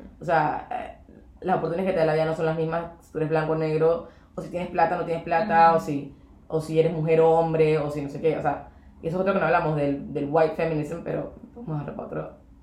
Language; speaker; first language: Spanish; native; Spanish